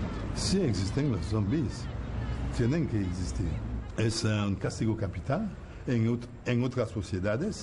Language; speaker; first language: Spanish; non-native, fluent; Haitian Creole